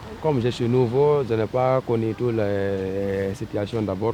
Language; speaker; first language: French; non-native, learner; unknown